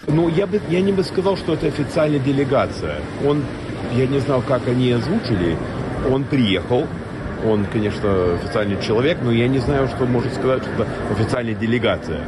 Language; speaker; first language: Russian; non-native, fluent; English